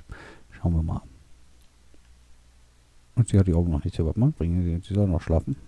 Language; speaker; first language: German; native; German